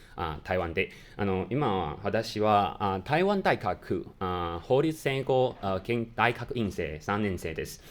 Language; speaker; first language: Japanese; non-native, learner; Chinese